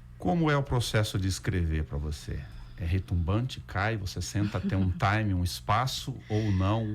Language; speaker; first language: Portuguese; native; Portuguese